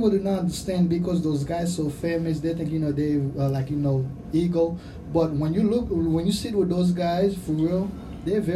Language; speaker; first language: English; non-native, fluent; Haitian Creole